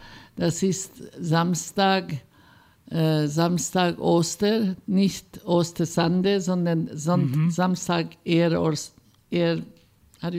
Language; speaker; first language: German; non-native, fluent; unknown